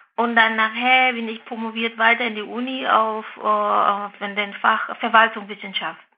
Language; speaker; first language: German; non-native, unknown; Vietnamese